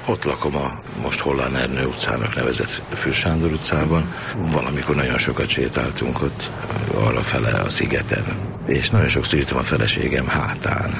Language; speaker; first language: Hungarian; native; Hungarian